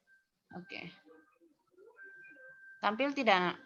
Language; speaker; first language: Indonesian; non-native, local second language; Buginese